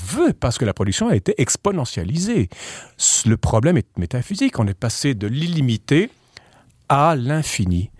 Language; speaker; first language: French; native; French